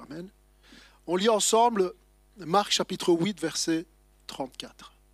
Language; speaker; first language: French; native; French